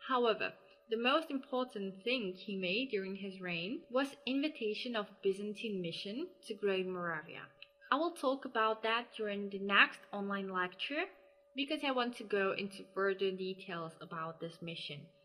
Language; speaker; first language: English; non-native, fluent; Slovak